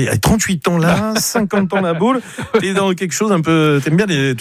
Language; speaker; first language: French; native; French